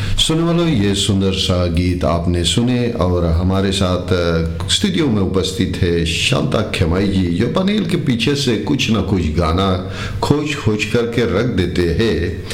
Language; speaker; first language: Hindi; early bilingual, heritage; Hindi